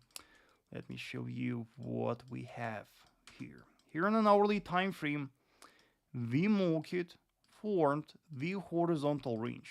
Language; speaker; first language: English; non-native, fluent; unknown